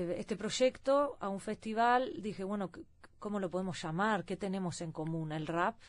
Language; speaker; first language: Spanish; early bilingual, heritage; Swedish